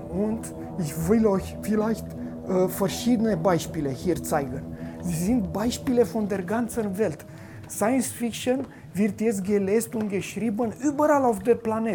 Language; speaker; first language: German; non-native, fluent; Romanian